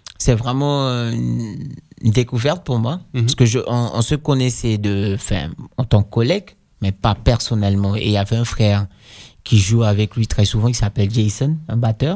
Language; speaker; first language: French; non-native, fluent; Dutch